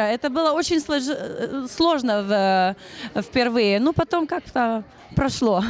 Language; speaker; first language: Russian; early bilingual, heritage; Russian